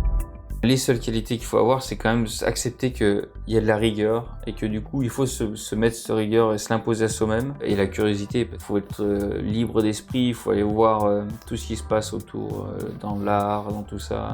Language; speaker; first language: French; native; French